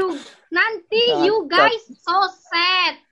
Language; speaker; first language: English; non-native, learner; Indonesian